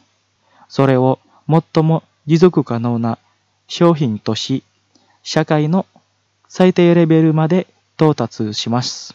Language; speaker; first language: Japanese; non-native, fluent; Indonesian